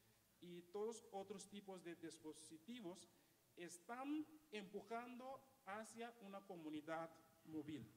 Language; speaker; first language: Spanish; non-native, fluent; Papiamento